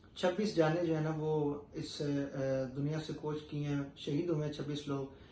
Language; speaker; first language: Urdu; native; Urdu